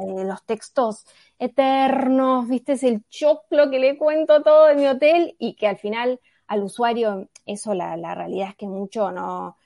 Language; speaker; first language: Spanish; native; Spanish